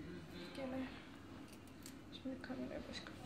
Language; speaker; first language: Turkish; non-native, fluent; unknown